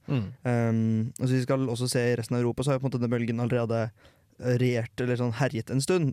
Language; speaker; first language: Norwegian; native; Norwegian